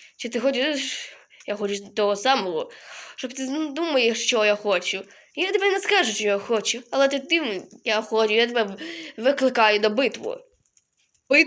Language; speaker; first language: Ukrainian; native; Ukrainian